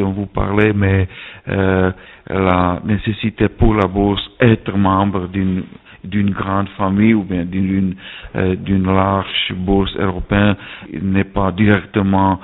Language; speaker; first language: French; non-native, fluent; Czech